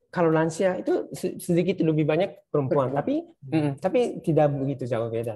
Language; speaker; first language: Indonesian; non-native, fluent; Japanese